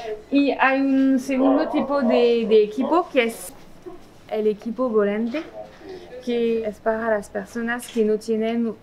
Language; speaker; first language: Spanish; non-native, fluent; French